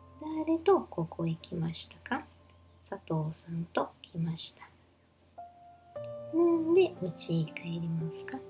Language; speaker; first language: Japanese; non-native, learner; Portuguese